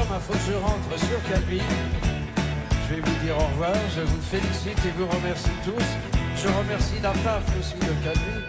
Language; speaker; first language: French; native; French